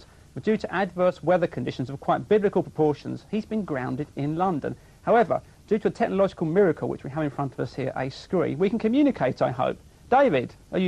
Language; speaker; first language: English; native; English